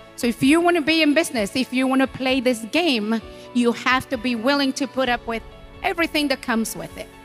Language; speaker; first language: English; non-native, fluent; Spanish